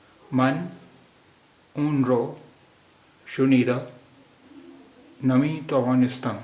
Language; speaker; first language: Persian; non-native, fluent; Urdu